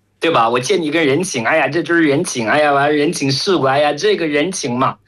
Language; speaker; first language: Chinese; non-native, fluent; French